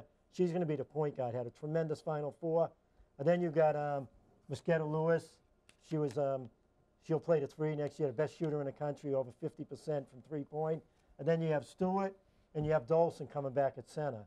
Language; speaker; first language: English; native; English